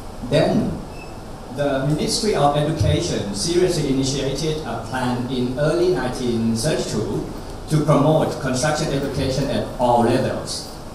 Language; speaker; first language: English; non-native, fluent; Thai